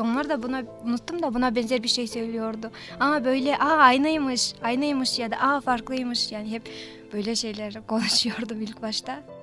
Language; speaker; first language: Turkish; non-native, fluent; Kyrgyz